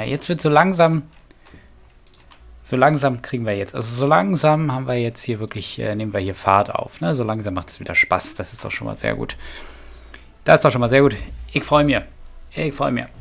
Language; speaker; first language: German; native; German